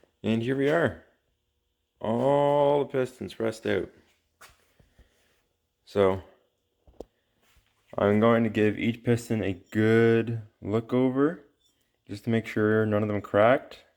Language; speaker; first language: English; native; English